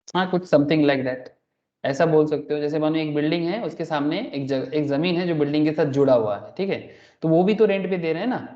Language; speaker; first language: Hindi; non-native, local second language; Bangla